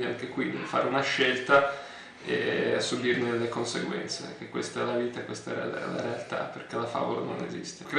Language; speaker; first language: Italian; early bilingual, other home language; Russian